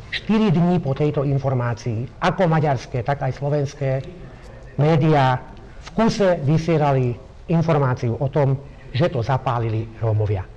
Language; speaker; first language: Slovak; non-native, local second language; Hungarian